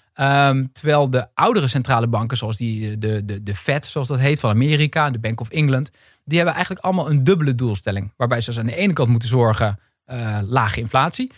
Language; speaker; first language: Dutch; native; Dutch